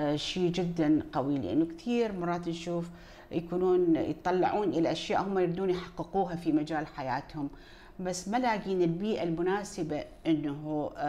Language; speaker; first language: Arabic; native; Arabic